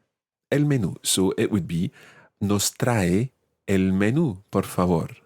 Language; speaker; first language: Spanish; non-native, fluent; English